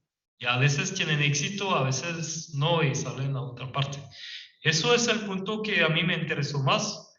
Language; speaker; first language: Spanish; non-native, fluent; French